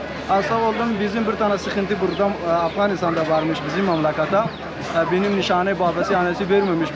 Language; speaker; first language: Turkish; non-native, learner; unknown